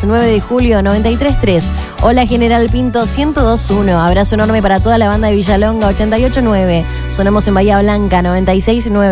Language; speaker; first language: Spanish; native; Spanish